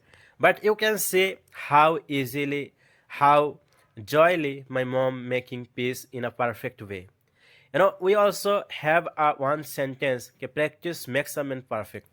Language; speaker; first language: English; non-native, learner; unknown